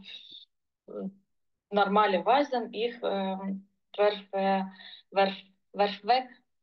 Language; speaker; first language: German; non-native, learner; Russian